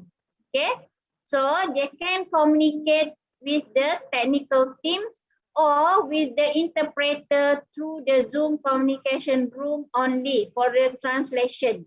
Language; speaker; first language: English; non-native, local second language; Malay